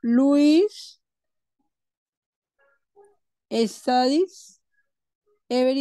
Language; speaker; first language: English; non-native, learner; Spanish